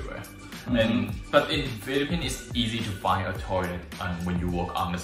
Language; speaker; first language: English; non-native, learner; Chinese